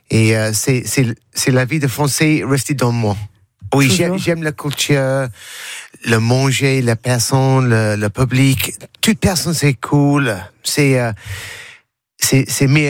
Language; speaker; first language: French; non-native, learner; English